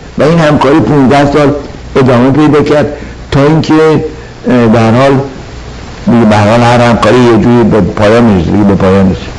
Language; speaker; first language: Persian; native; Persian